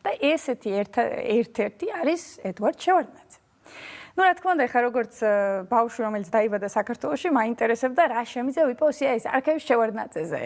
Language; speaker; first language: Georgian; early bilingual, heritage; Georgian